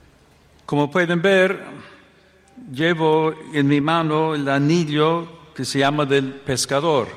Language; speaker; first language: Spanish; non-native, fluent; English